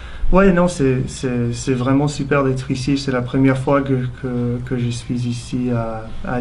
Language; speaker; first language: French; non-native, fluent; English